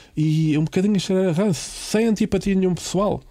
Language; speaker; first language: Portuguese; native; Portuguese